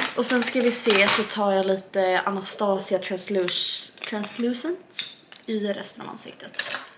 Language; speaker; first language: Swedish; native; Swedish